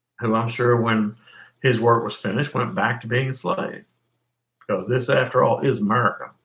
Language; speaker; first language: English; native; English